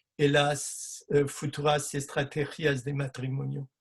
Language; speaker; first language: Spanish; non-native, fluent; French